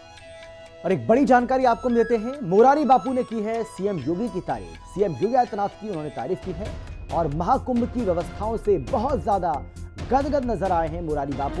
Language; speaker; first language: Hindi; native; Hindi